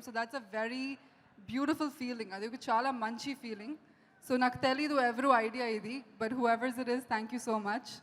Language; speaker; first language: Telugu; non-native, fluent; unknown